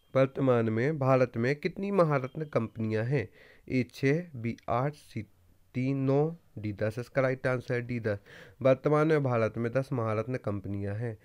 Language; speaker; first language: Hindi; native; Hindi